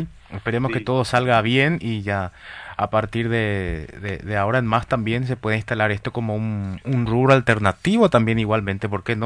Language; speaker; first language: Spanish; native; Spanish